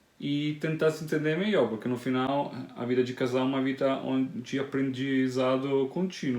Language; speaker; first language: Portuguese; non-native, fluent; Italian